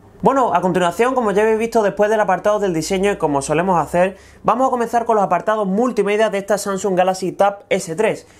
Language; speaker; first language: Spanish; native; Spanish